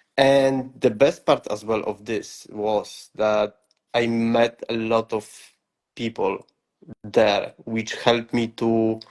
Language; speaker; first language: English; non-native, fluent; Polish